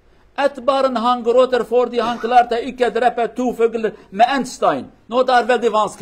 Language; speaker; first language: Norwegian; non-native, fluent; Kurdish